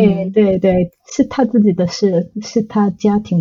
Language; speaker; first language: Chinese; non-native, fluent; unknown